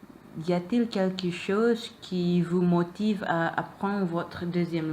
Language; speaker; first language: French; non-native, learner; Malay